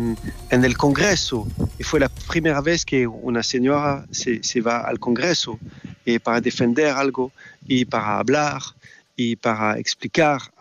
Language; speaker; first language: Spanish; non-native, fluent; French